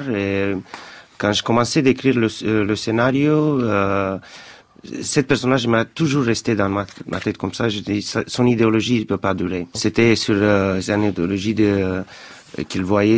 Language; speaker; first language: French; non-native, fluent; Romanian